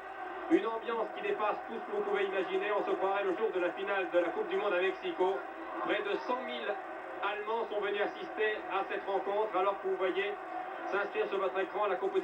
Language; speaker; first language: French; native; French